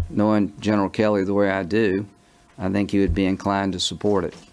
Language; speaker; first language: English; native; English